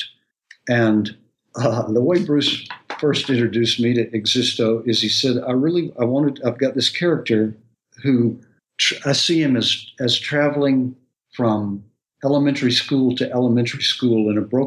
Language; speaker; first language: English; native; English